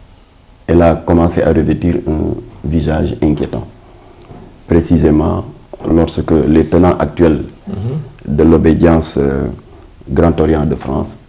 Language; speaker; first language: French; non-native, local second language; Wolof